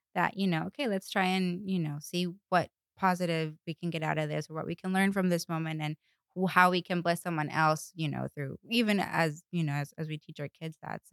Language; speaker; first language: English; non-native, fluent; Spanish